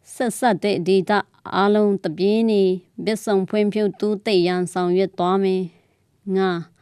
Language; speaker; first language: Burmese; non-native, local second language; Tedim Chin